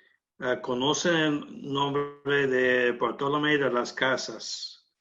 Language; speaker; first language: Spanish; non-native, learner; English